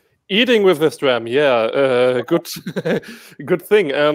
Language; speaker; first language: English; non-native, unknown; German